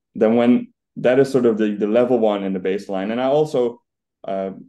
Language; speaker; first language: English; non-native, fluent; Dutch